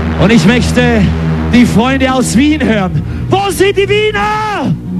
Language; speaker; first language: German; native; German